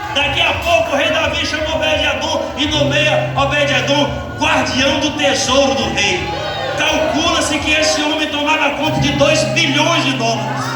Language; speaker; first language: Portuguese; native; Portuguese